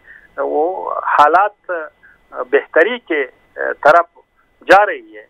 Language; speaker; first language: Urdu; non-native, fluent; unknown